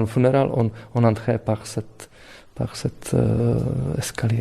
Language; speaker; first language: French; non-native, fluent; Czech